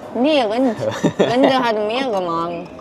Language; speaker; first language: German; non-native, learner; Chinese